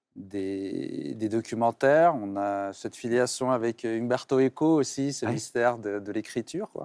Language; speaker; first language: French; non-native, local second language; Arabic